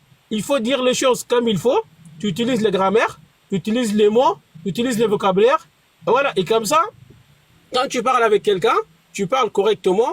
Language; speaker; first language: French; non-native, fluent; Arabic